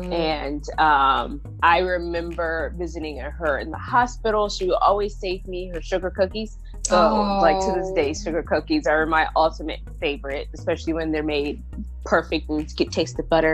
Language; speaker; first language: English; native; English